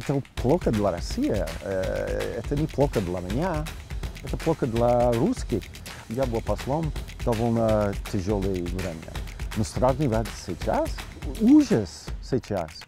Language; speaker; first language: Russian; non-native, fluent; English